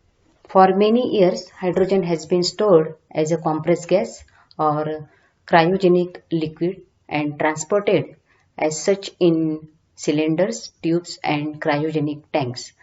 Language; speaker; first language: English; non-native, local second language; Marathi